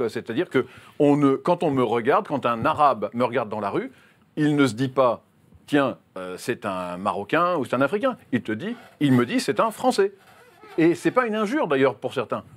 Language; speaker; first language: French; native; French